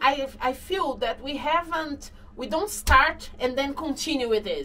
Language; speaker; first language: English; non-native, fluent; Portuguese